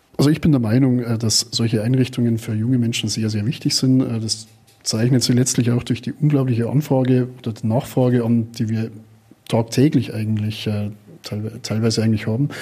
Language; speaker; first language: German; native; German